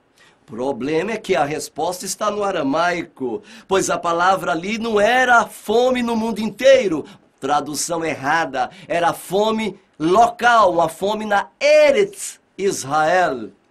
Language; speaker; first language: Portuguese; native; Portuguese